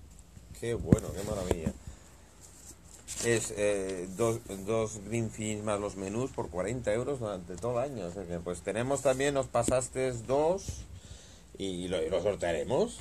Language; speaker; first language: Spanish; native; Spanish